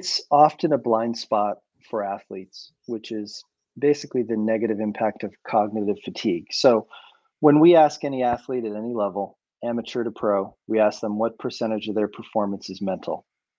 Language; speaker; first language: English; native; English